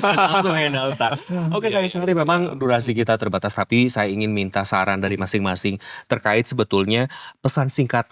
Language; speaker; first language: Indonesian; native; Indonesian